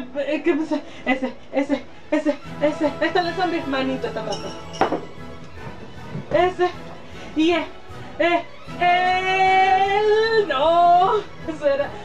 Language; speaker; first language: Spanish; native; Spanish